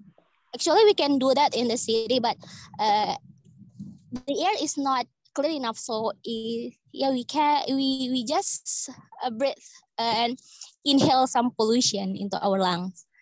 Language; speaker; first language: English; non-native, fluent; Indonesian